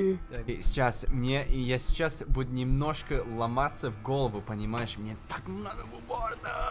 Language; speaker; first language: Russian; early bilingual, heritage; Russian